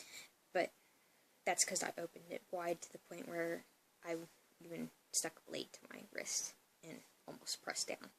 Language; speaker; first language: English; native; English